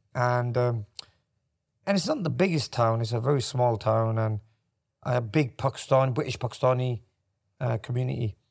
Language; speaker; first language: English; native; English